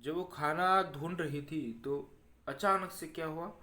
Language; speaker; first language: Hindi; non-native, local second language; Marathi